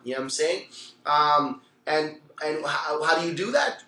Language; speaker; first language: English; early bilingual, other home language; Spanish